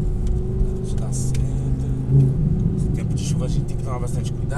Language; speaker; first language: Portuguese; native; Portuguese